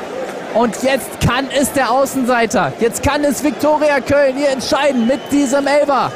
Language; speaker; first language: German; native; German